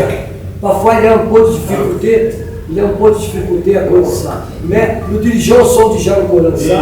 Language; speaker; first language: French; non-native, fluent; Portuguese